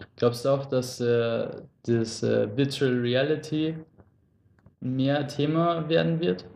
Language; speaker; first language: German; native; German